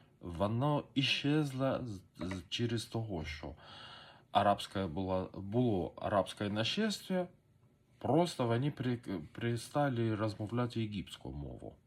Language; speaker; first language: Ukrainian; non-native, learner; Persian